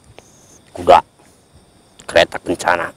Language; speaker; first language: Indonesian; native; Indonesian